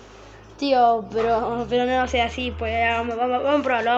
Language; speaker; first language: Spanish; native; Spanish